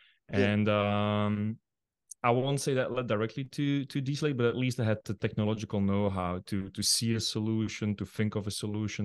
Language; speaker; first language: English; non-native, fluent; Dutch